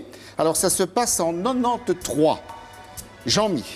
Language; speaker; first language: French; native; French